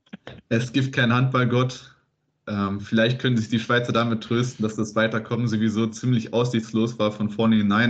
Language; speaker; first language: German; native; German